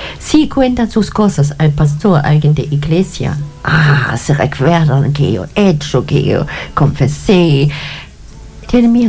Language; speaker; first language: Spanish; non-native, fluent; German